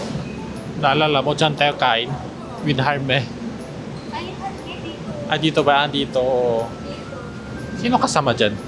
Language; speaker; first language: Filipino; non-native, learner; Korean